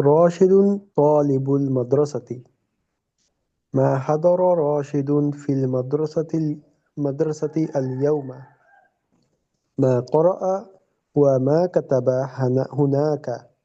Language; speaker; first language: Arabic; non-native, learner; Bangla